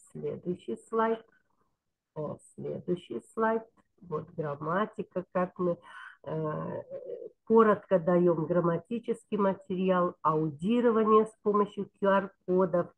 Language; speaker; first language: Russian; non-native, local second language; Kyrgyz